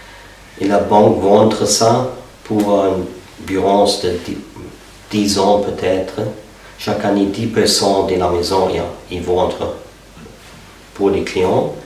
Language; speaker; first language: French; non-native, fluent; German